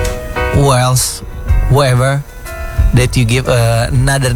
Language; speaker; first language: English; non-native, learner; Indonesian